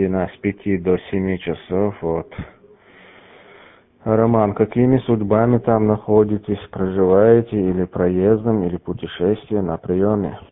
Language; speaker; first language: Russian; native; Russian